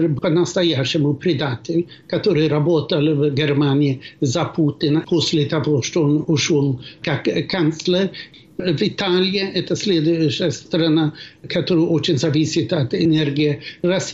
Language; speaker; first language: Russian; non-native, fluent; Swedish